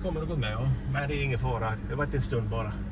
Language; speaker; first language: Swedish; native; Swedish